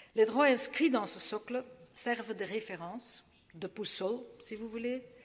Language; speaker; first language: French; non-native, fluent; Dutch